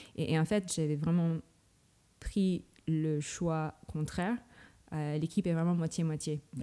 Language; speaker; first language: French; non-native, fluent; Filipino